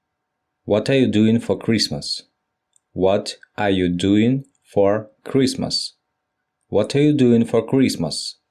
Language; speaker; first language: English; non-native, fluent; Russian